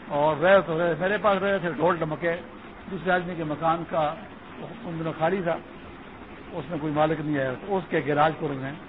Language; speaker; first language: Urdu; non-native, local second language; Pashto